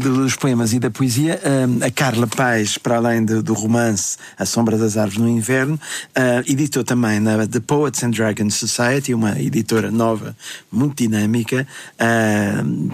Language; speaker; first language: Portuguese; native; Portuguese